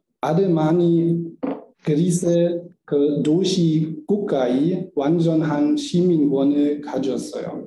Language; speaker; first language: Korean; non-native, learner; German